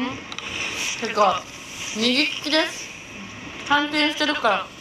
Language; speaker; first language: Japanese; native; Japanese